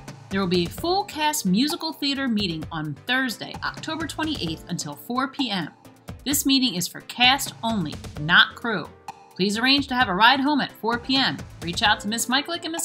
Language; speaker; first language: English; native; English